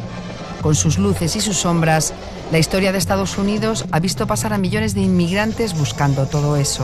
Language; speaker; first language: Spanish; native; Spanish